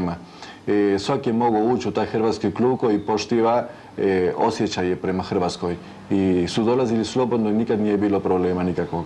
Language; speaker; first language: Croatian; early bilingual, heritage; Croatian